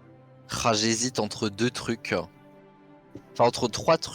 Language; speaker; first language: French; native; French